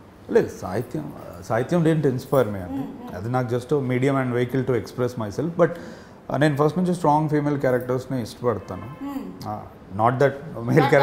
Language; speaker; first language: Telugu; native; Telugu